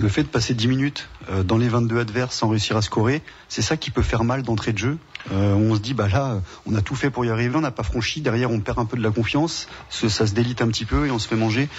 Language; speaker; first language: French; native; French